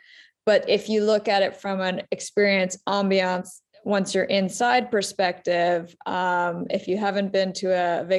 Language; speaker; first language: English; native; English